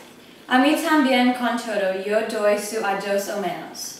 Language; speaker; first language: Spanish; non-native, learner; English